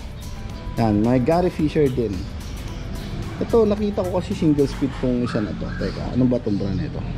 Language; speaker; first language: Filipino; native; Filipino